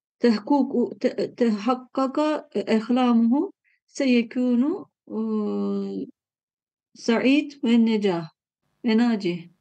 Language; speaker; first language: Arabic; non-native, learner; Turkish